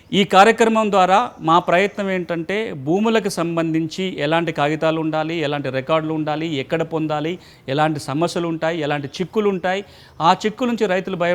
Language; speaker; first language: Telugu; native; Telugu